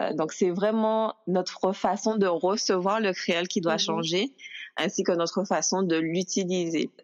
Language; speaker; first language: French; native; French